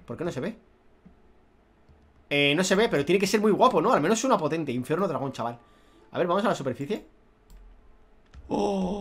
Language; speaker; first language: Spanish; native; Spanish